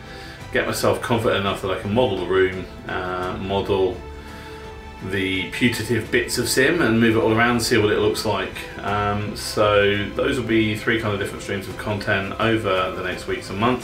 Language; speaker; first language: English; native; English